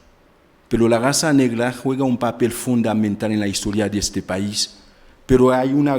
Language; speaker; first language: Spanish; non-native, fluent; Haitian Creole